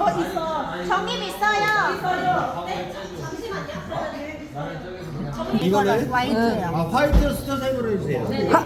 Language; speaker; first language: Korean; non-native, learner; Thai